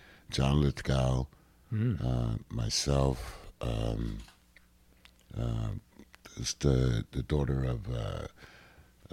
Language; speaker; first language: English; native; English